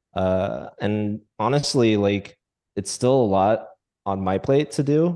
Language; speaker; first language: English; native; English